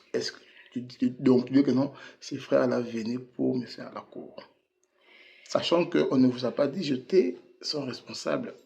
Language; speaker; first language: French; non-native, local second language; Lingala